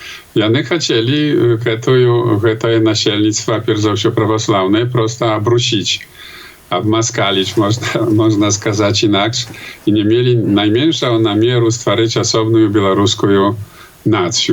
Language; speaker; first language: Polish; non-native, local second language; Belarusian